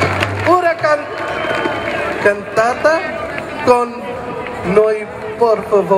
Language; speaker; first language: Italian; non-native, learner; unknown